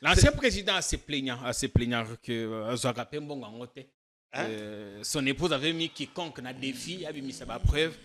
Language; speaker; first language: French; non-native, local second language; Lingala